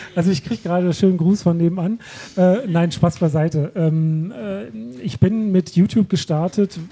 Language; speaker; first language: German; native; German